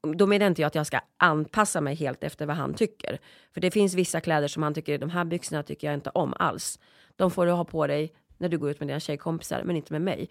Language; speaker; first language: Swedish; early bilingual, other home language; Polish